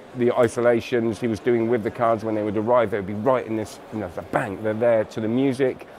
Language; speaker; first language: English; native; English